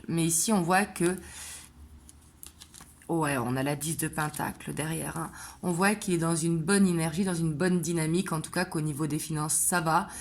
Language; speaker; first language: French; native; French